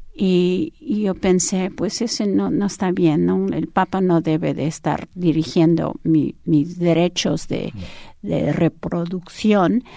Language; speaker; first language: Spanish; early bilingual, heritage; English